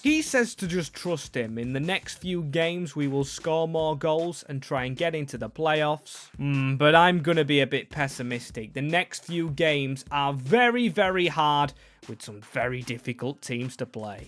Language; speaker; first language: English; native; English